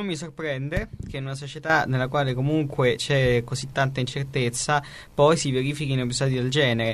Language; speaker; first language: Italian; native; Italian